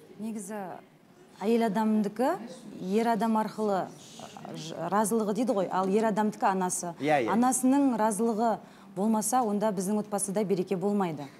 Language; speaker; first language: Kazakh; native; Kazakh